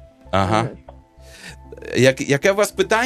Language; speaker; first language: Ukrainian; native; Ukrainian